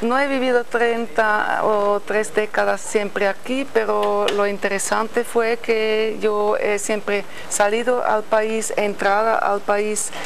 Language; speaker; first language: Spanish; non-native, fluent; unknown